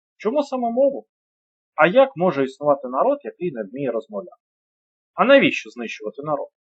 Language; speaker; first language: Ukrainian; native; Ukrainian